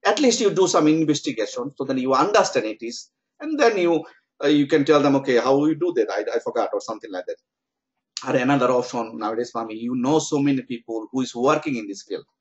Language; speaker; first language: English; non-native, local second language; Bangla